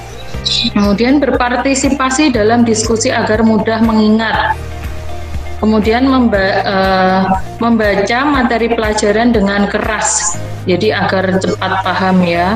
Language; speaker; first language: Indonesian; native; Indonesian